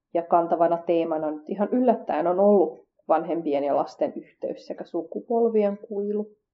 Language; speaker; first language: Finnish; early bilingual, other home language; Kurdish